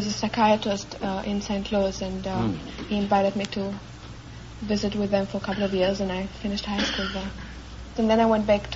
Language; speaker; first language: English; non-native, fluent; Hebrew